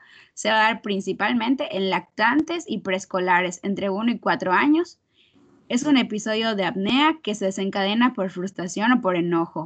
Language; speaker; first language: Spanish; native; Spanish